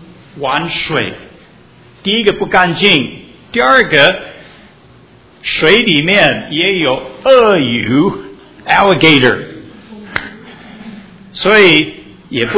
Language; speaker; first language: Chinese; early bilingual, heritage; Chinese